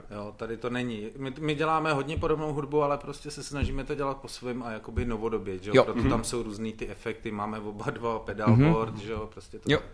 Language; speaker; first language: Czech; native; Czech